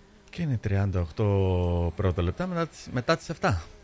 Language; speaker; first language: Greek; early bilingual, other home language; English